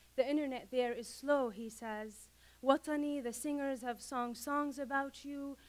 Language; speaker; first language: English; non-native, fluent; Arabic